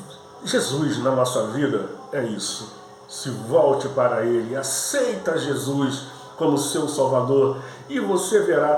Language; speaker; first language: Portuguese; native; Portuguese